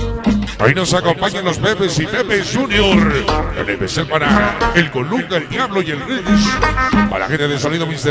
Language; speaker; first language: Spanish; native; Spanish